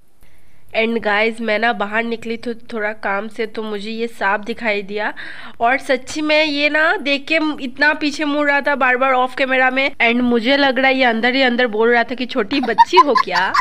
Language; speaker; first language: Hindi; non-native, local second language; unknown